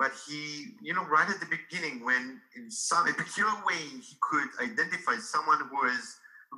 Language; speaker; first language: English; non-native, fluent; Hebrew